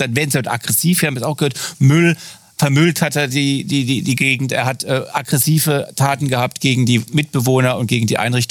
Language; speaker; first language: German; native; German